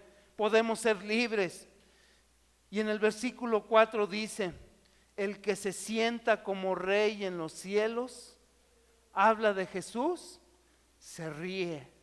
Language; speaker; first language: Spanish; native; Spanish